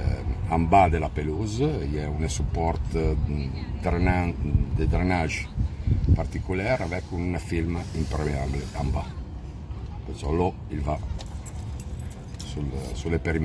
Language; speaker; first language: French; non-native, learner; Italian